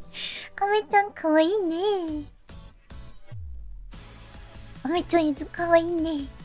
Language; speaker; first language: Japanese; native; Japanese